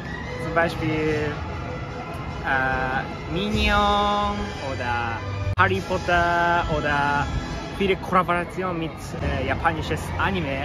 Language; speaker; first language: German; non-native, learner; Japanese